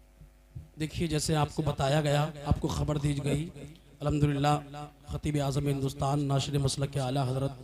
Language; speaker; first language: Hindi; native; Hindi